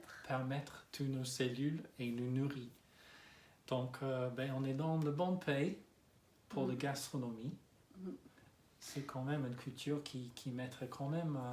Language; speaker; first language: French; non-native, fluent; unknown